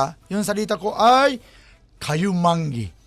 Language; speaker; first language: Filipino; non-native, learner; Japanese